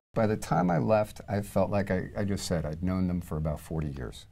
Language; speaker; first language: English; native; English